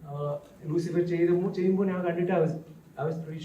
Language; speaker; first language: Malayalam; non-native, learner; Tamil